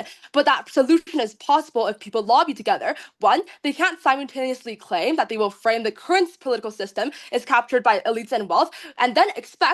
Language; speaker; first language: English; non-native, fluent; Chinese